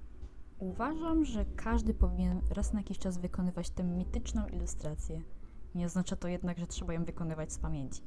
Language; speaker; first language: Polish; native; Polish